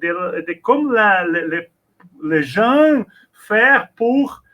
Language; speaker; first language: French; non-native, learner; Portuguese